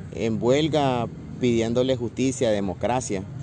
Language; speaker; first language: Spanish; native; Spanish